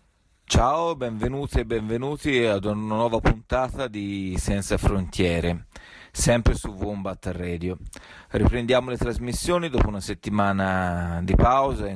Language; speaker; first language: Italian; native; Italian